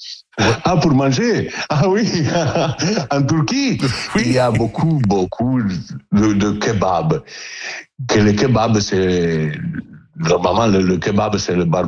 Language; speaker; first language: French; non-native, learner; Italian